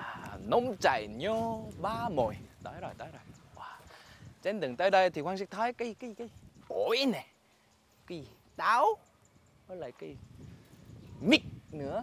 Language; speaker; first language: Vietnamese; non-native, fluent; Korean